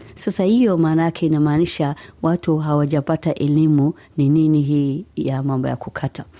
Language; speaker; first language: Swahili; non-native, fluent; Somali